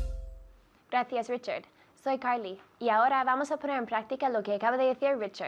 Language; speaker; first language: Spanish; non-native, fluent; English